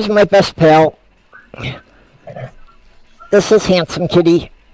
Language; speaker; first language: English; native; English